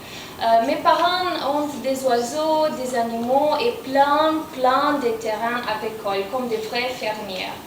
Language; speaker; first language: French; non-native, fluent; Romanian